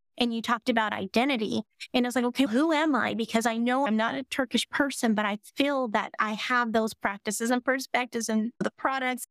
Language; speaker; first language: English; native; English